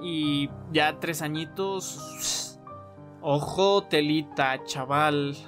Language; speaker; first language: Spanish; native; Spanish